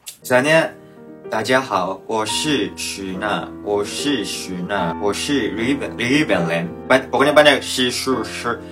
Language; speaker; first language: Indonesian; non-native, fluent; Japanese